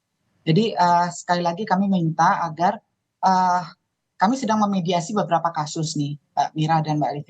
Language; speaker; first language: Indonesian; native; Indonesian